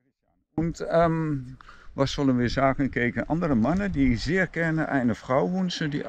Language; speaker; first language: German; non-native, learner; Dutch